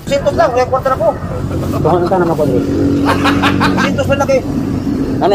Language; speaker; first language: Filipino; non-native, local second language; Cebuano